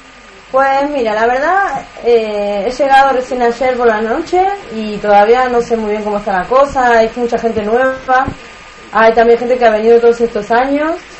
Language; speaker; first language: Spanish; native; Spanish